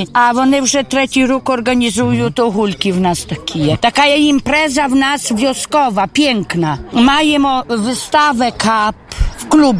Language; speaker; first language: Polish; non-native, local second language; Ukrainian